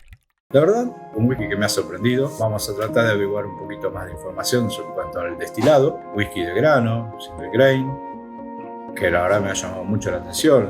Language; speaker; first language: Spanish; native; Spanish